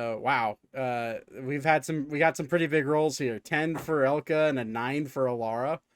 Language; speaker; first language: English; native; English